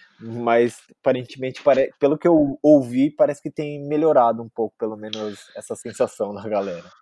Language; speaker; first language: Portuguese; native; Portuguese